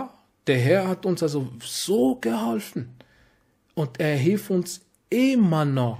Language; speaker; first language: German; non-native, fluent; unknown